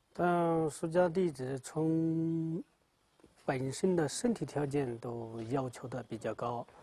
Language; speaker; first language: Chinese; native; Chinese